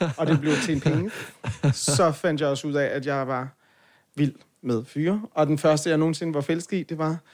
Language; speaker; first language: Danish; native; Danish